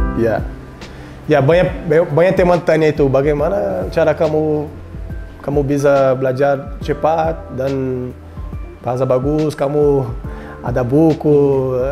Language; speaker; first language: Indonesian; non-native, learner; Portuguese